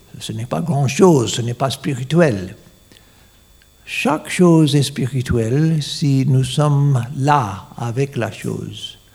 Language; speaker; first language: French; non-native, fluent; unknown